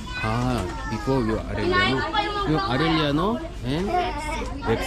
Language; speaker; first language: English; non-native, learner; Korean